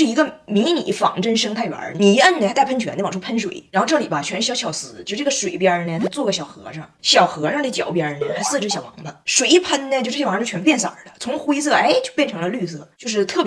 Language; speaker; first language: Chinese; native; Chinese